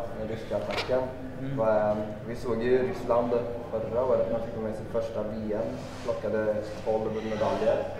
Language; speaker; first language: Swedish; native; Swedish